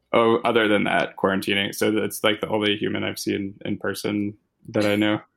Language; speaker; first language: English; native; English